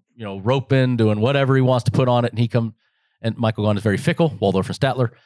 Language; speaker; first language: English; native; English